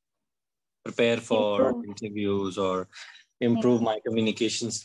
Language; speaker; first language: English; non-native, local second language; Hindi